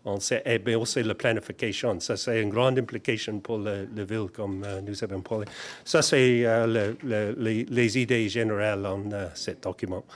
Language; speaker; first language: French; non-native, learner; English